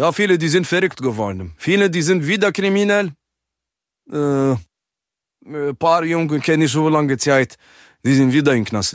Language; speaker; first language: German; non-native, learner; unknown